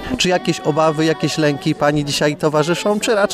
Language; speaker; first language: Polish; native; Polish